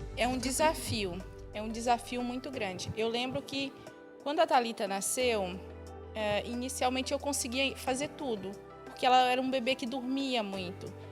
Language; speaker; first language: Portuguese; native; Portuguese